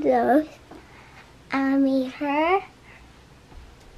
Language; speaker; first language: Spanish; early bilingual, heritage; English